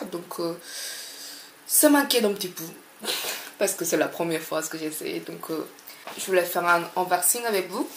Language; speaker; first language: French; non-native, fluent; Korean